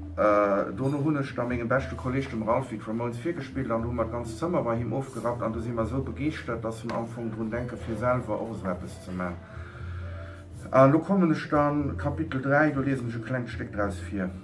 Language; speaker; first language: German; non-native, local second language; Luxembourgish